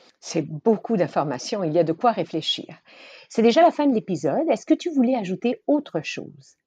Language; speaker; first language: French; native; French